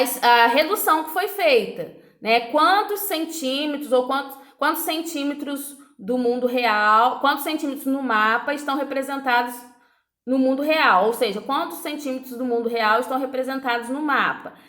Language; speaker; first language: Portuguese; native; Portuguese